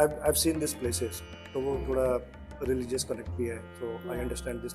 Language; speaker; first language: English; non-native, local second language; Hindi